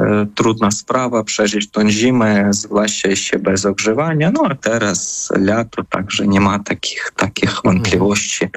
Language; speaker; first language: Polish; non-native, fluent; Ukrainian